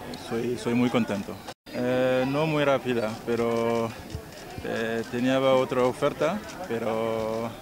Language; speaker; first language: Spanish; non-native, fluent; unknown